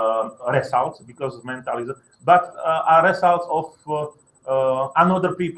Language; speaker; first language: English; non-native, learner; Slovak